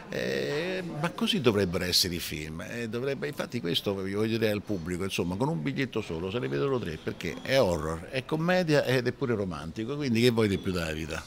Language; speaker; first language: Italian; native; Italian